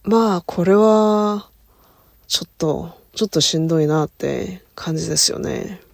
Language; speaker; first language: Japanese; non-native, learner; Korean